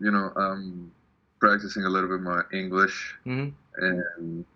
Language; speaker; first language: English; non-native, fluent; Spanish